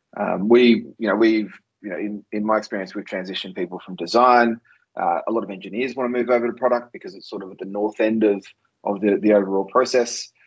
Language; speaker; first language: English; native; English